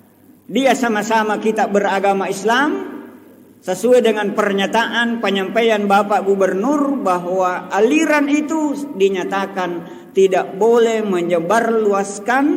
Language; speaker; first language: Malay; non-native, local second language; Buginese